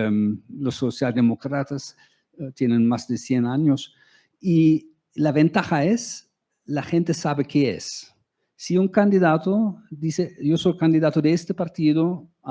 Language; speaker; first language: Spanish; non-native, fluent; German